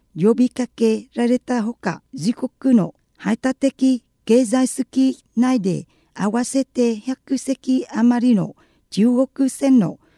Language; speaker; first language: Japanese; non-native, fluent; Vietnamese